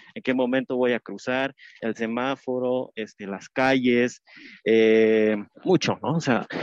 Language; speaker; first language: Spanish; non-native, local second language; Tzeltal